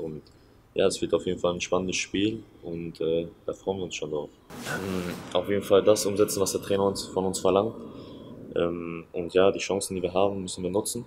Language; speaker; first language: German; native; German